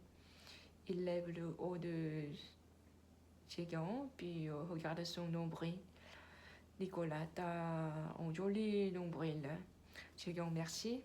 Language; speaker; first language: French; non-native, learner; Korean